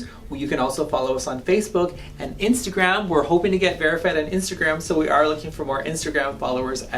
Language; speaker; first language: English; native; English